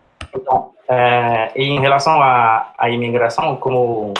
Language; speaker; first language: Portuguese; non-native, fluent; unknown